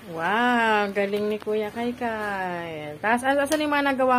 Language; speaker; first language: Filipino; non-native, local second language; Cebuano